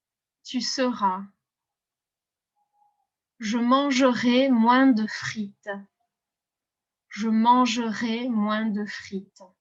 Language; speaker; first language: French; non-native, fluent; English